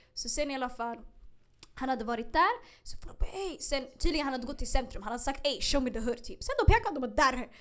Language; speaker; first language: Swedish; early bilingual, other home language; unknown